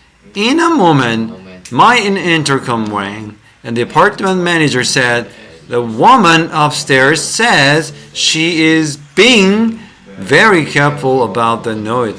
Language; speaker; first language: English; non-native, fluent; Korean